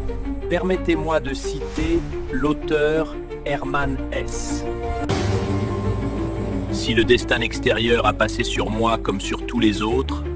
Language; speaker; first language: French; native; French